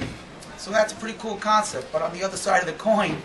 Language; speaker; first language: English; native; English